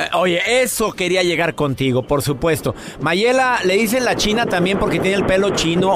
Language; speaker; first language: Spanish; native; Spanish